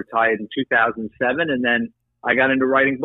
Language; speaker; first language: English; native; English